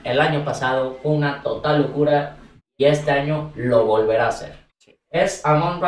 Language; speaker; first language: Spanish; native; Spanish